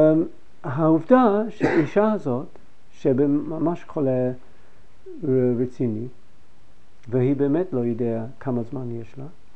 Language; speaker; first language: Hebrew; non-native, fluent; English